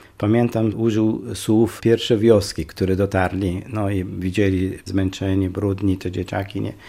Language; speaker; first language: Polish; non-native, fluent; Kurdish